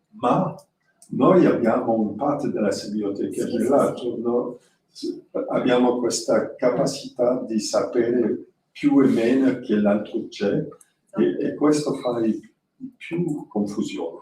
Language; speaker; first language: Italian; non-native, learner; French